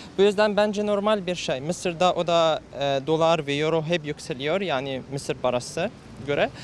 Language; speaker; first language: Turkish; non-native, learner; Arabic